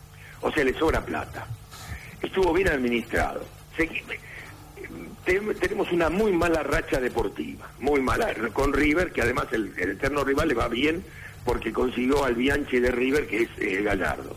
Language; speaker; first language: Spanish; native; Spanish